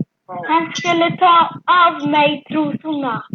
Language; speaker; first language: Swedish; early bilingual, other home language; French